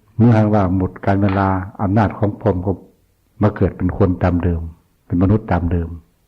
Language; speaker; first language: Thai; non-native, local second language; Northeastern Thai